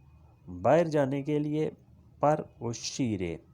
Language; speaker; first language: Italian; non-native, learner; Urdu